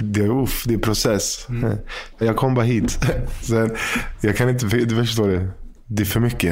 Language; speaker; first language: Swedish; non-native, fluent; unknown